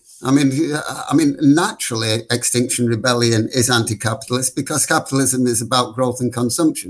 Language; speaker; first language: English; native; English